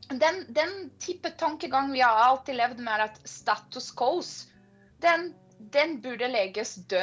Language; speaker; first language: Norwegian; non-native, fluent; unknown